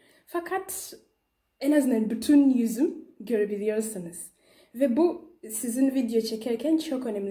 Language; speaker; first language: Turkish; non-native, learner; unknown